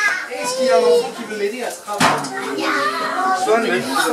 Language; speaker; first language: French; native; French